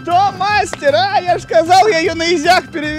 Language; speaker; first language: Russian; native; Russian